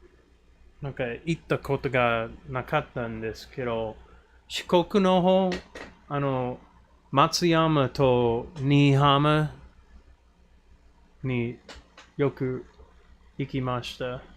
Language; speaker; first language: Japanese; non-native, learner; English